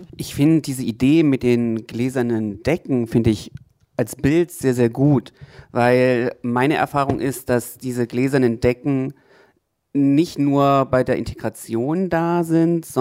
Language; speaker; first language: German; native; German